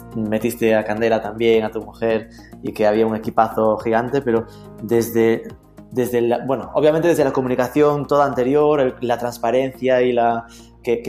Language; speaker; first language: Spanish; native; Spanish